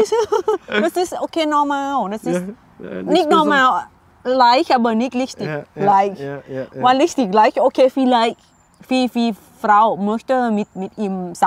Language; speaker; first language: German; non-native, learner; Thai